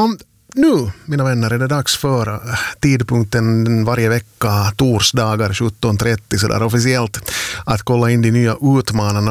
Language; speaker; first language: Swedish; native; Swedish